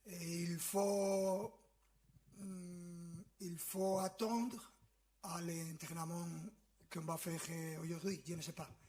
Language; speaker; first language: French; non-native, fluent; Spanish